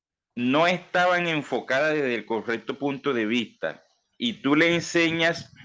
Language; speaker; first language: Spanish; native; Spanish